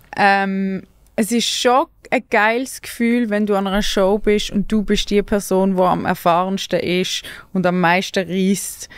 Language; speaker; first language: German; native; German